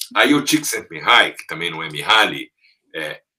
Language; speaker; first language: Portuguese; native; Portuguese